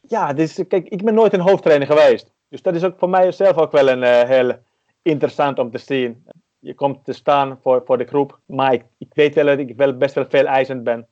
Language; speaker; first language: Dutch; non-native, fluent; Finnish